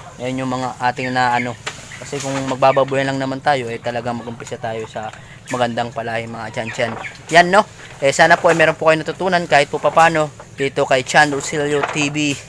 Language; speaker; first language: Filipino; native; Filipino